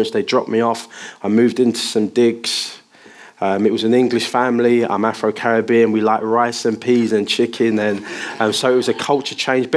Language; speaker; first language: English; native; English